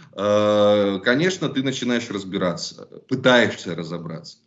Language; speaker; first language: Russian; native; Russian